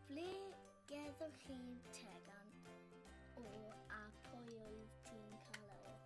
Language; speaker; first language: Welsh; non-native, local second language; English